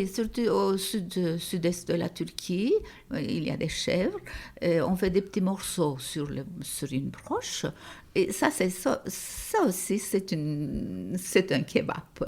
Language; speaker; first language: French; non-native, fluent; Turkish